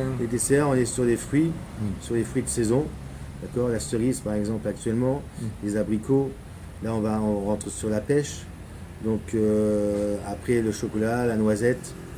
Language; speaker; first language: French; native; French